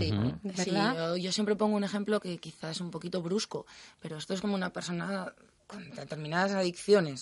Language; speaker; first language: Spanish; native; Spanish